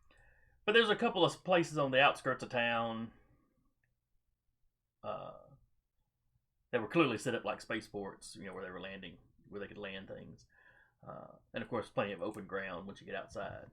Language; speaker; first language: English; native; English